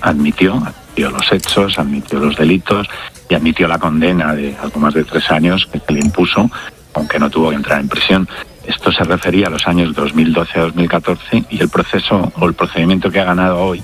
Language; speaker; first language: Spanish; native; Spanish